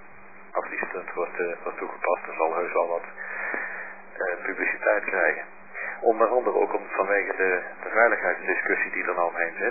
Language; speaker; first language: Dutch; native; Dutch